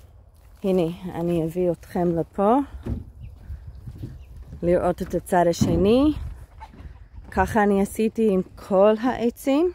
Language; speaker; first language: Hebrew; non-native, fluent; English